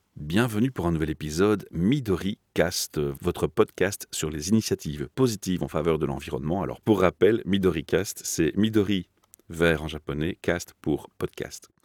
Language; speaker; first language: French; native; French